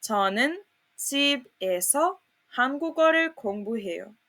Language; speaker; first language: Korean; non-native, fluent; Serbian